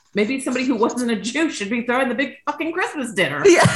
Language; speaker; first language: English; native; English